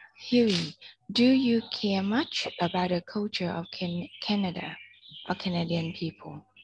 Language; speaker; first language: English; non-native, fluent; Vietnamese